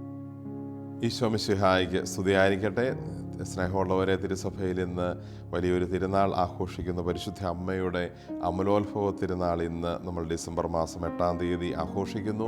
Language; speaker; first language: Malayalam; native; Malayalam